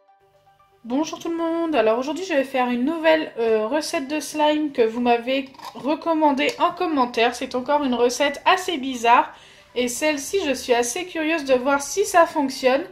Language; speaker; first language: French; native; French